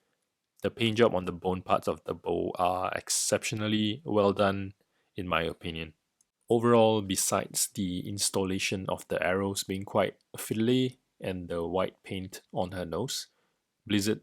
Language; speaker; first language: English; native; English